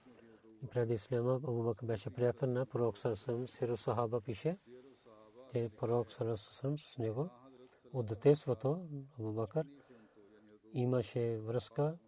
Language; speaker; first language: Bulgarian; non-native, learner; Urdu